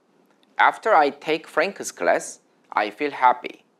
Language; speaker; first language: English; non-native, fluent; Korean